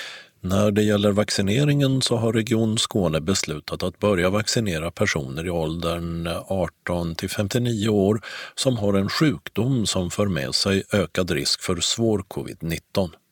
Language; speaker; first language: Swedish; native; Swedish